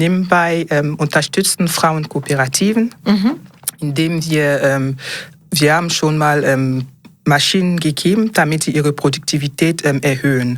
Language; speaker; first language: German; non-native, fluent; French